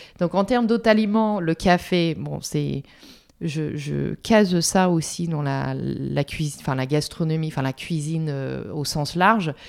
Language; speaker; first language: French; non-native, fluent; English